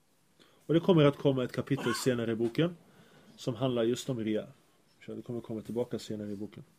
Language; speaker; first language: Swedish; early bilingual, other home language; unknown